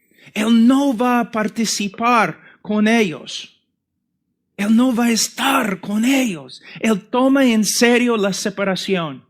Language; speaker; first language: Spanish; non-native, fluent; English